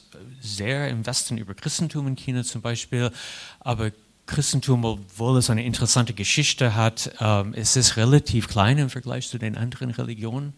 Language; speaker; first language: German; non-native, fluent; English